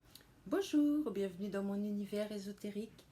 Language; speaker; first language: French; native; French